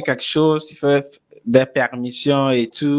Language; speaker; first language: French; non-native, fluent; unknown